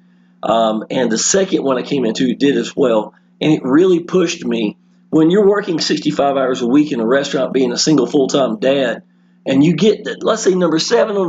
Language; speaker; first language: English; native; English